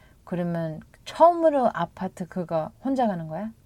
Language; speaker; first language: Korean; early bilingual, heritage; Korean